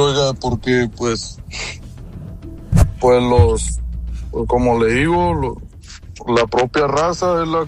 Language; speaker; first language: Spanish; early bilingual, heritage; Spanish